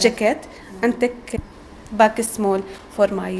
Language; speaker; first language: English; non-native, learner; Arabic